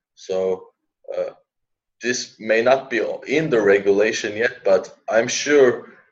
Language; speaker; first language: English; non-native, fluent; Turkish